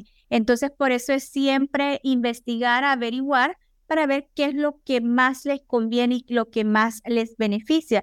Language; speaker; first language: Spanish; native; Spanish